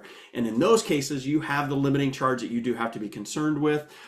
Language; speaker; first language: English; native; English